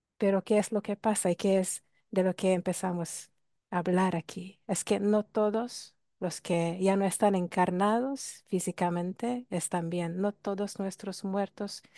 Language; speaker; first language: Spanish; non-native, fluent; Hungarian